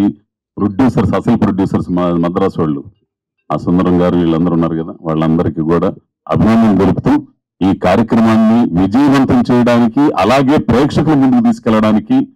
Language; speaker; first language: Telugu; native; Telugu